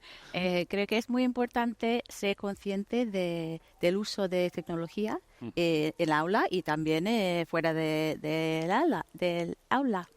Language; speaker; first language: Spanish; non-native, fluent; English